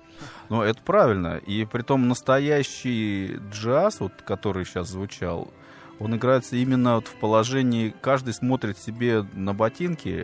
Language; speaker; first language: Russian; native; Russian